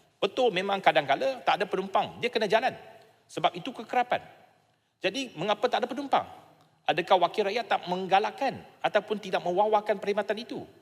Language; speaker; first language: Malay; non-native, local second language; Chinese